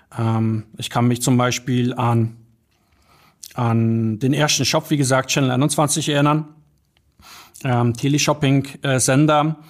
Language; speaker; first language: German; early bilingual, other home language; Polish